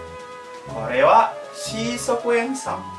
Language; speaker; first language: Japanese; non-native, learner; Indonesian